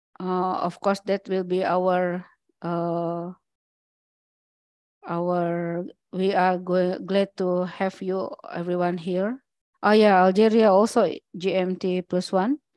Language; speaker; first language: English; non-native, learner; Indonesian